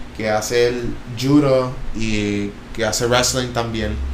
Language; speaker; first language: Spanish; early bilingual, heritage; Spanish